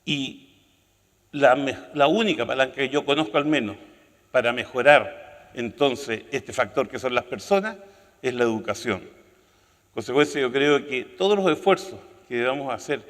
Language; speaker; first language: Spanish; native; Spanish